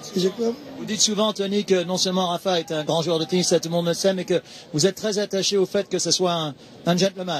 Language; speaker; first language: French; native; French